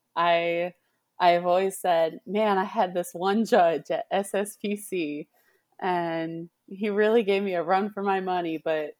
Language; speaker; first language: English; native; English